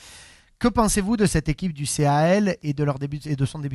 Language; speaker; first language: French; native; French